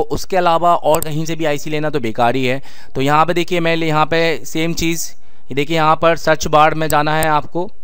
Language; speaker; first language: Hindi; native; Hindi